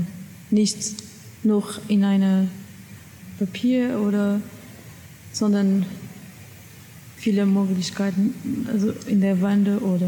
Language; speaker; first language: German; non-native, learner; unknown